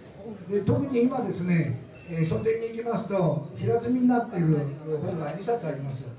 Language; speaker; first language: Japanese; native; Japanese